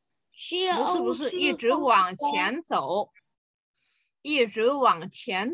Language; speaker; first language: Chinese; non-native, fluent; Vietnamese